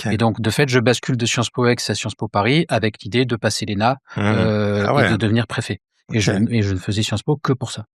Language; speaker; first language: French; native; French